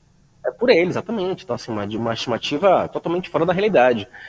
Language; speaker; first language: Portuguese; native; Portuguese